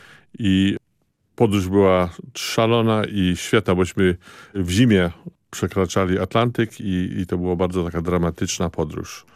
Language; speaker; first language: Polish; early bilingual, heritage; Polish